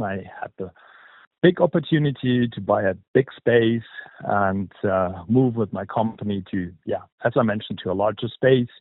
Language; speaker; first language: English; non-native, fluent; German